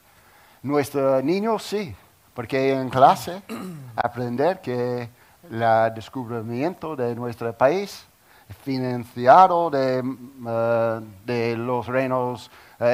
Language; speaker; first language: Spanish; non-native, learner; English